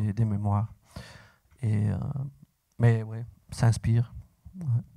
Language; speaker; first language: French; non-native, local second language; Dutch